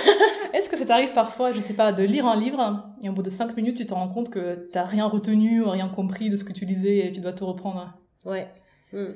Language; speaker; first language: French; non-native, fluent; Russian